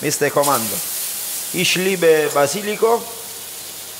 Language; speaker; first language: German; non-native, learner; Italian